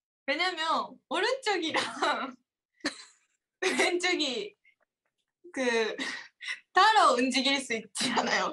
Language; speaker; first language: Korean; non-native, learner; Japanese